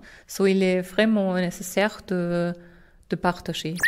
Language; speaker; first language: French; non-native, fluent; German